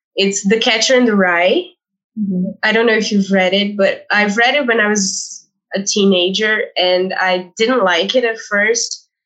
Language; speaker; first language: English; non-native, fluent; Portuguese